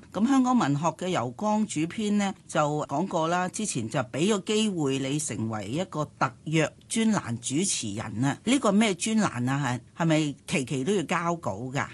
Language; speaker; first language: Cantonese; native; Cantonese